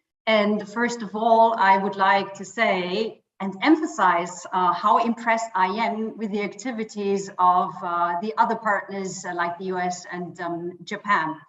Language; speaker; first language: English; non-native, fluent; German